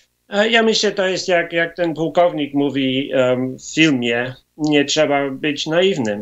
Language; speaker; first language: Polish; early bilingual, heritage; Polish